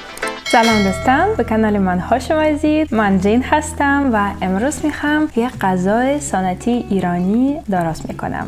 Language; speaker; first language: Persian; non-native, learner; Russian